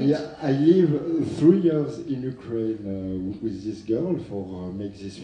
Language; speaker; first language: English; non-native, learner; French